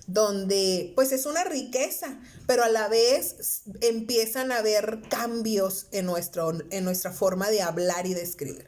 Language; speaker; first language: Spanish; native; Spanish